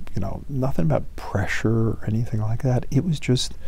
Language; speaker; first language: English; native; English